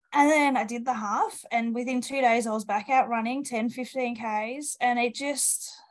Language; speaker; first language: English; native; English